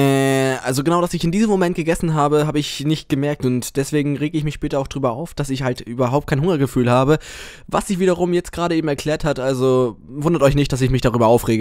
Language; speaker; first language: German; native; German